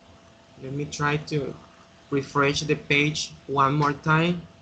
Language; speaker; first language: English; non-native, fluent; Spanish